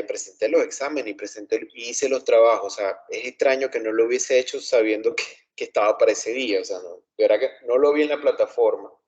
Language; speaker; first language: Spanish; native; Spanish